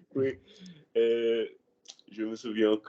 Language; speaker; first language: French; non-native, learner; Spanish